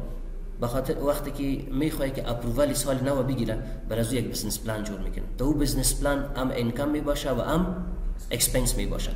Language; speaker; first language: Persian; non-native, local second language; Pashto